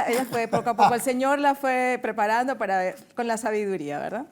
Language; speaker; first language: Spanish; native; Spanish